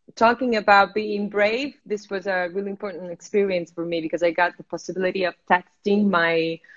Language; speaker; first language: English; non-native, fluent; Italian